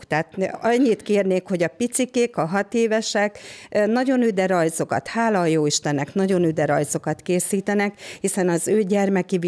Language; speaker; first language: Hungarian; native; Hungarian